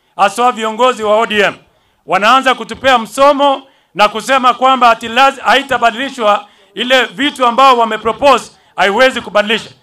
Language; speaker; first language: Swahili; non-native, local second language; Kalenjin